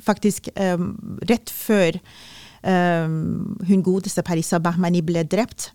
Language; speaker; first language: Norwegian; non-native, fluent; Persian